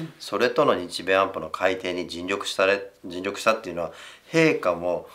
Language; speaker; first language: Japanese; native; Japanese